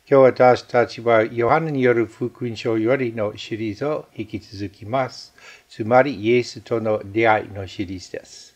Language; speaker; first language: Japanese; non-native, fluent; English